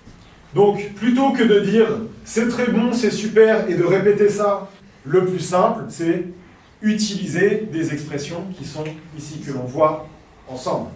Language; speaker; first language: French; native; French